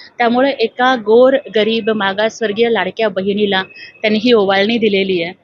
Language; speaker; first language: Marathi; non-native, local second language; Telugu